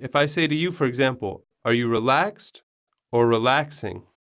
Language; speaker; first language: English; native; English